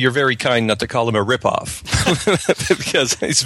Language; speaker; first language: English; non-native, fluent; French